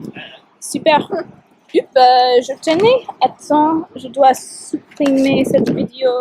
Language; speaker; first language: French; non-native, learner; English